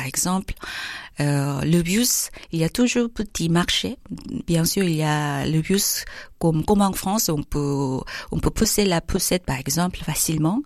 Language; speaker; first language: French; non-native, learner; Korean